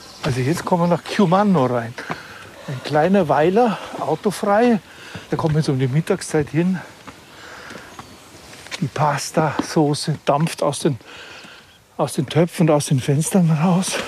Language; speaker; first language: German; native; German